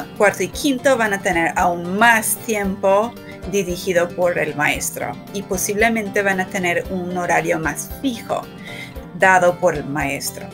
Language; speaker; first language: Spanish; non-native, fluent; English